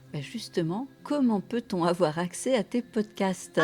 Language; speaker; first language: French; native; French